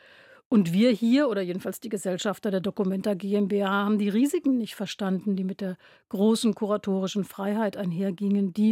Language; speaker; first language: German; native; German